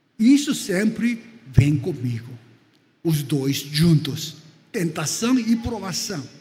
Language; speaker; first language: Portuguese; non-native, fluent; Korean